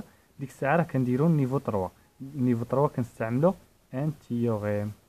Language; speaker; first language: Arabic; native; Arabic